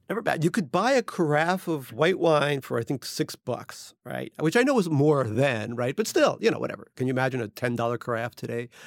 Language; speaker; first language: English; early bilingual, other home language; Russian